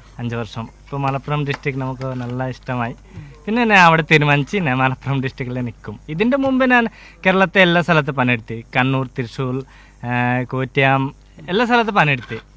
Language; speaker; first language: Malayalam; non-native, local second language; Bangla